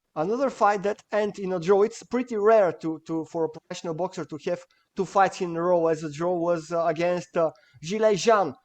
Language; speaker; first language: English; non-native, fluent; Bulgarian